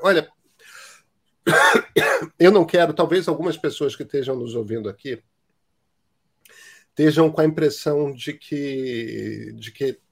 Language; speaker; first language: Portuguese; native; Portuguese